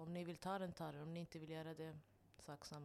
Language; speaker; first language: Swedish; non-native, local second language; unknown